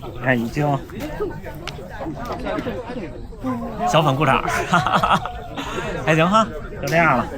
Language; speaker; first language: Chinese; native; Chinese